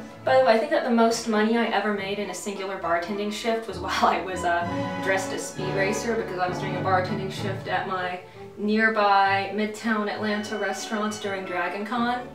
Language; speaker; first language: English; native; English